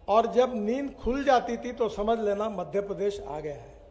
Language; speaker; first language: Hindi; non-native, local second language; Marathi